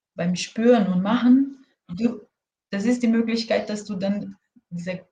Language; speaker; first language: German; non-native, fluent; Portuguese